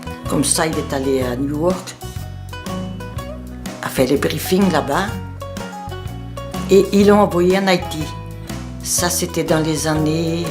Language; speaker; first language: French; non-native, fluent; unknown